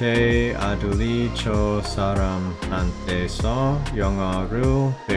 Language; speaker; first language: Korean; non-native, learner; English